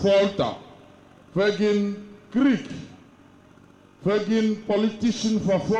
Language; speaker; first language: German; non-native, learner; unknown